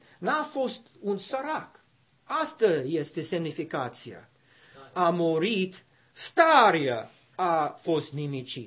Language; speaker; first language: Romanian; non-native, learner; English